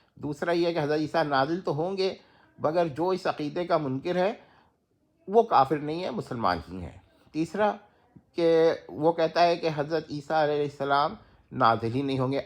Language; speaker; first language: Urdu; non-native, local second language; Sindhi